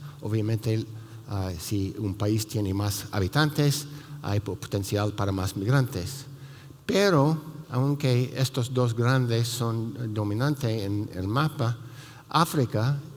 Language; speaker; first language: Spanish; non-native, fluent; English